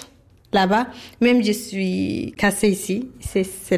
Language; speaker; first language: French; non-native, learner; Arabic